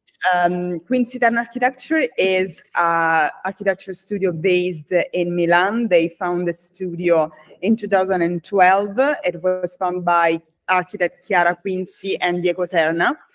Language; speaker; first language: English; non-native, fluent; Italian